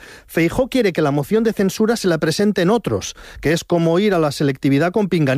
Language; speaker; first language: Spanish; native; Spanish